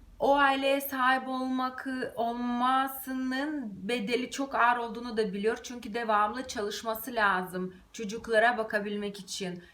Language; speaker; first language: Turkish; non-native, fluent; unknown